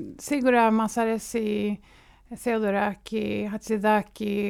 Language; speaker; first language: Greek; non-native, fluent; Swedish